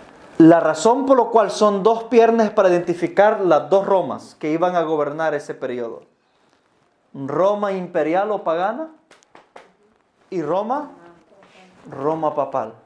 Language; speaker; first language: Spanish; native; Spanish